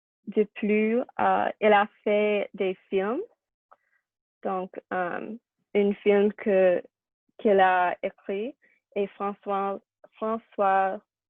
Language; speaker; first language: French; non-native, learner; English